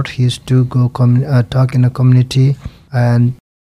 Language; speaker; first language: English; non-native, local second language; Nepali